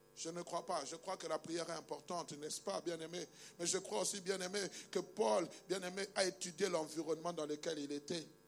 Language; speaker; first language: French; non-native, local second language; Luba-Lulua